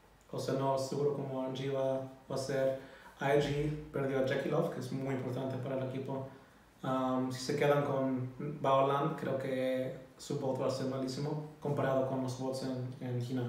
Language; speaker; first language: Spanish; non-native, fluent; German